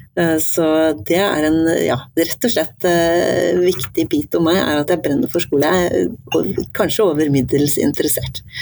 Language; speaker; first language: Norwegian; native; Norwegian